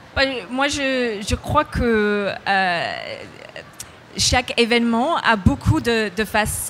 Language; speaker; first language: French; non-native, fluent; English